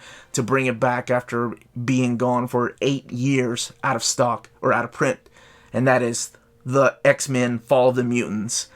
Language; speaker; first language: English; native; English